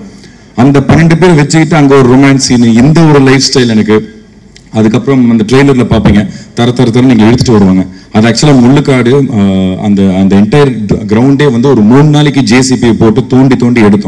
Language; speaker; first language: Tamil; native; Tamil